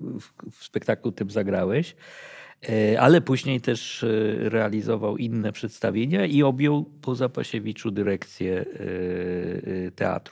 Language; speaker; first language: Polish; native; Polish